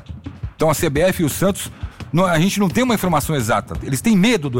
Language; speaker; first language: Portuguese; native; Portuguese